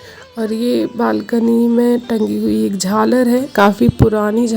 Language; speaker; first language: Hindi; native; Hindi